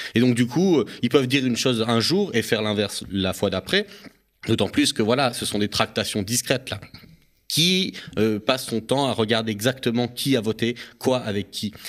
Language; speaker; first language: French; native; French